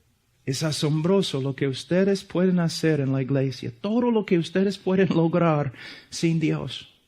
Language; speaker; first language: Spanish; non-native, fluent; English